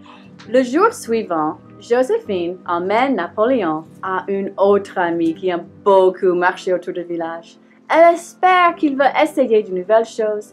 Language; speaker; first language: French; non-native, learner; English